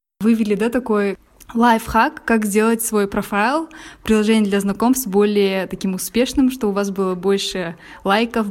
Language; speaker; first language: Russian; native; Russian